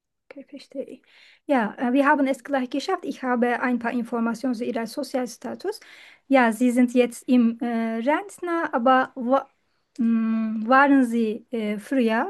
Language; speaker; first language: German; non-native, learner; Turkish